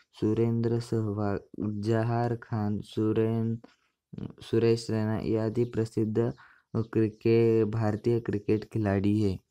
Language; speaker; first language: Hindi; non-native, local second language; Marathi